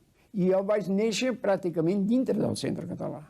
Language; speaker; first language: Catalan; early bilingual, heritage; Catalan